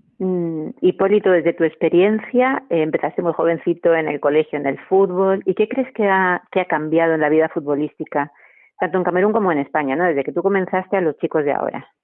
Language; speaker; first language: Spanish; native; Spanish